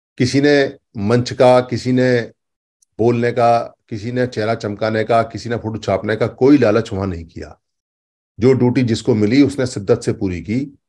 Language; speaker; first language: Hindi; native; Hindi